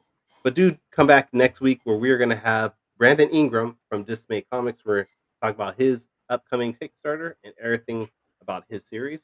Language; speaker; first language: English; native; English